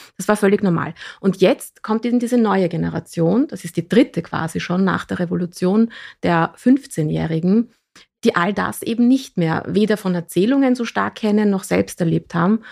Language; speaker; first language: German; early bilingual, other home language; Persian